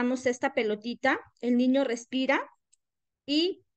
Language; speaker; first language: Spanish; native; Spanish